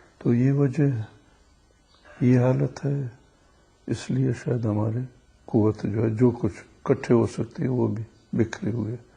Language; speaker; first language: Urdu; non-native, local second language; Baluchi